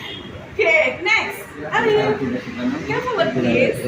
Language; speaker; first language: English; non-native, fluent; Indonesian